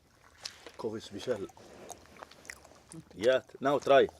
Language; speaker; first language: English; non-native, learner; Arabic